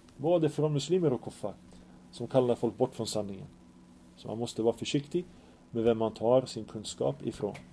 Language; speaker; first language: Swedish; early bilingual, other home language; Arabic